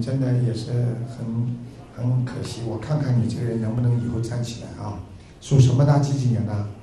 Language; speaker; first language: Chinese; native; Chinese